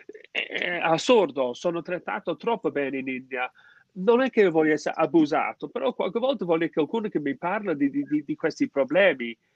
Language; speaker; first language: Italian; non-native, fluent; English